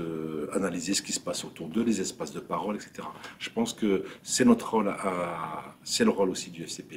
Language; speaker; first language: French; native; French